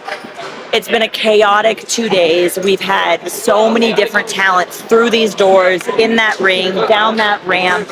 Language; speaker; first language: English; native; English